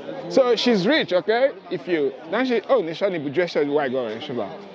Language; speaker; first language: English; non-native, local second language; Igbo